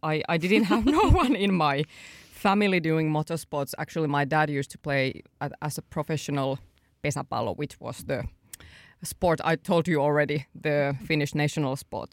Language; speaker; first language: English; non-native, fluent; Finnish